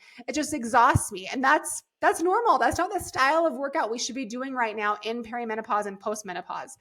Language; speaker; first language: English; native; English